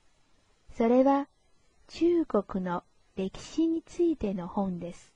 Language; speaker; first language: Japanese; non-native, fluent; Chinese